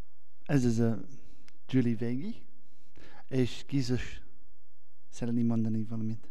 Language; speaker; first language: Hungarian; non-native, learner; English